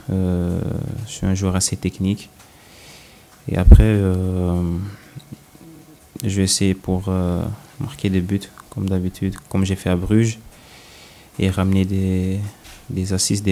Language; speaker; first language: French; non-native, local second language; Dutch